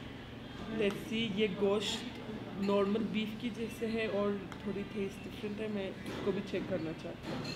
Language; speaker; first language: Hindi; non-native, fluent; Turkish